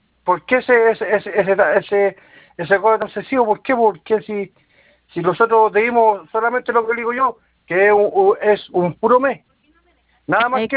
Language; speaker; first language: Spanish; native; Spanish